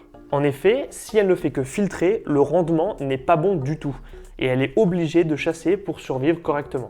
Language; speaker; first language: French; native; French